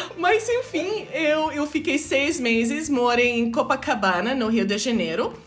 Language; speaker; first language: Portuguese; non-native, fluent; English